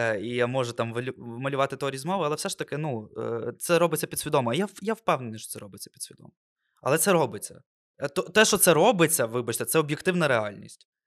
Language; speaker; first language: Ukrainian; non-native, local second language; Russian